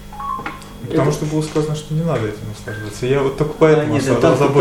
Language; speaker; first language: Russian; native; Russian